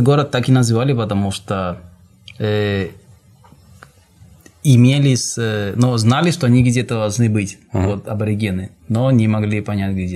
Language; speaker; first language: Russian; non-native, fluent; Spanish